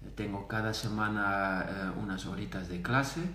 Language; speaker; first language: Spanish; non-native, fluent; Dutch